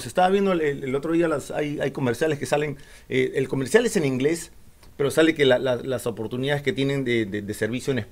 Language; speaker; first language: Spanish; native; Spanish